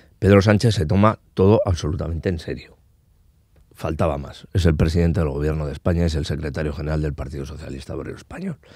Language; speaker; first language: Spanish; non-native, local second language; Basque